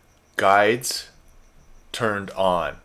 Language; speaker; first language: English; native; English